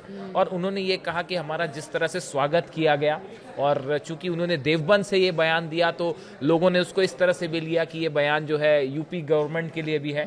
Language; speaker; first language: Hindi; native; Hindi